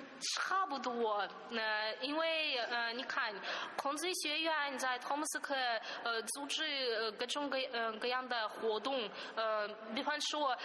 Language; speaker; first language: Chinese; non-native, fluent; Russian